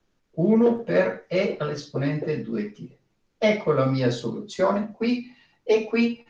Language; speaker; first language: Italian; non-native, fluent; Bulgarian